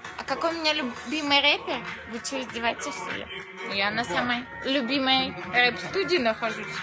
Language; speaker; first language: Russian; native; Russian